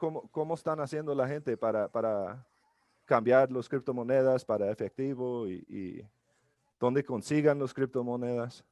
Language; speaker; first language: Spanish; non-native, learner; English